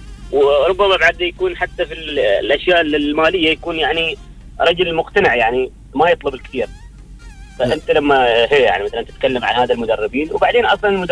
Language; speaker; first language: Arabic; native; Arabic